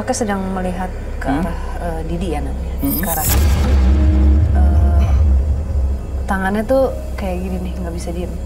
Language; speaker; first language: Indonesian; native; Indonesian